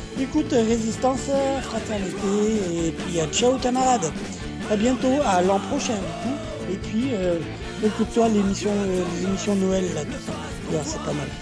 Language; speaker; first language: French; native; French